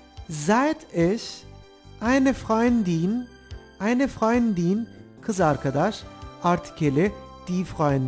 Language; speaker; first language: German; non-native, fluent; Turkish